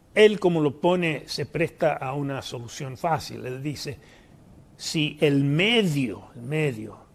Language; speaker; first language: Spanish; early bilingual, heritage; Spanish